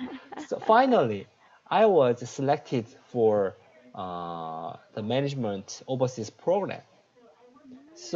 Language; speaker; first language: English; non-native, learner; Korean